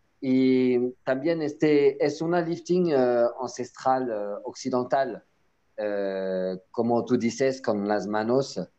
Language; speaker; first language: Spanish; non-native, learner; French